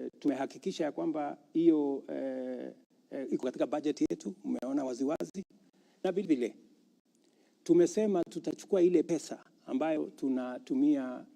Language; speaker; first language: Swahili; non-native, local second language; Kalenjin